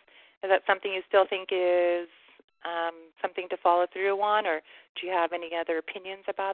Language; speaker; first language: English; native; English